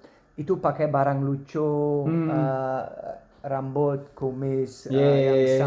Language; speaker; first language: Indonesian; non-native, learner; Dutch